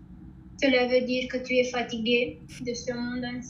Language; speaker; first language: French; non-native, learner; Romanian